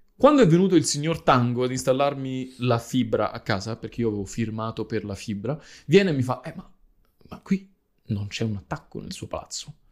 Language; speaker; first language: Italian; native; Italian